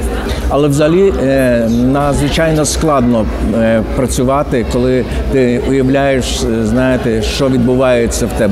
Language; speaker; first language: Ukrainian; native; Ukrainian